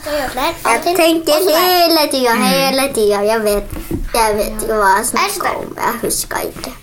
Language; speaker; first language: Norwegian; early bilingual, other home language; Polish